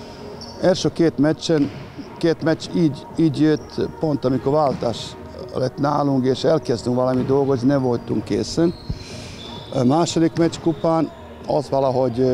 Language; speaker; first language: Hungarian; non-native, learner; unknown